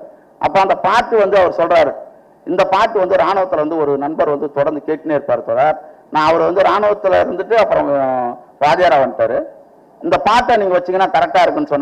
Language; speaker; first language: Tamil; native; Tamil